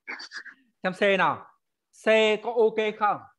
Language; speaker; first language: Vietnamese; native; Vietnamese